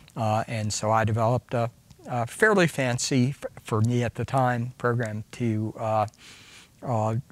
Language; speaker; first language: English; native; English